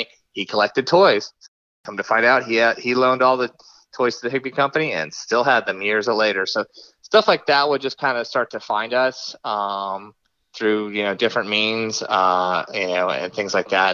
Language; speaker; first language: English; native; English